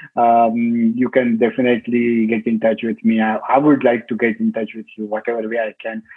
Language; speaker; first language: English; non-native, local second language; Marathi